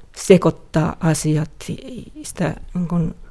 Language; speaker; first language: Finnish; native; Finnish